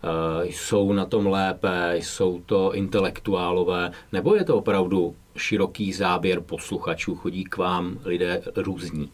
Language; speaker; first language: Czech; native; Czech